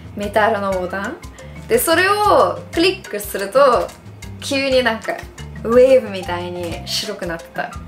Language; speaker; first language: Japanese; non-native, fluent; English